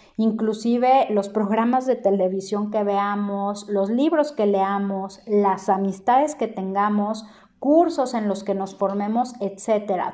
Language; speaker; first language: Spanish; native; Spanish